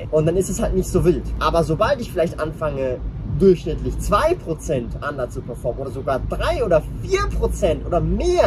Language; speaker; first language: German; native; German